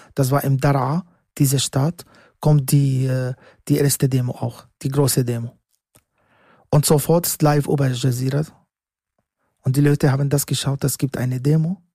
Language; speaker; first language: German; non-native, learner; Arabic